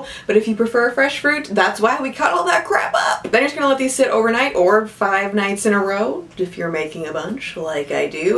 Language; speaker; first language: English; native; English